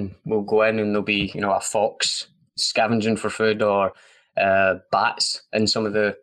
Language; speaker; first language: English; native; English